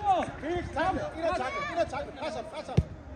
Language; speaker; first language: Danish; native; Danish